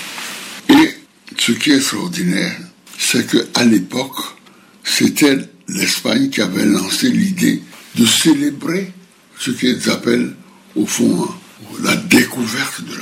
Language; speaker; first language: French; non-native, local second language; Fon